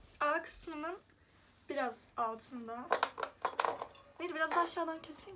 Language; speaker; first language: Turkish; native; Turkish